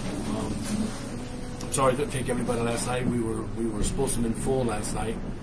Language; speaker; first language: English; native; English